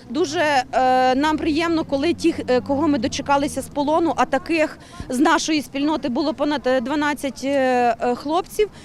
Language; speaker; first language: Ukrainian; native; Ukrainian